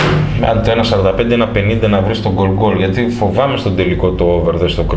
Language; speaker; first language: Greek; native; Greek